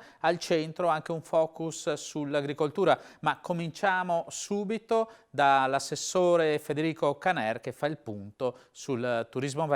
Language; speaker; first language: Italian; native; Italian